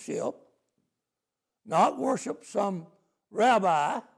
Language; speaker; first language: English; native; English